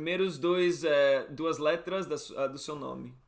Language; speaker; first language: Portuguese; non-native, fluent; English